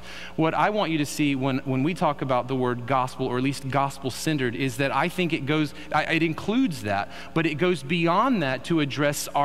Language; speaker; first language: English; native; English